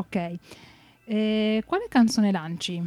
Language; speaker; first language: Italian; native; Italian